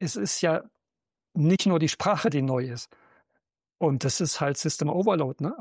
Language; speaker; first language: German; native; German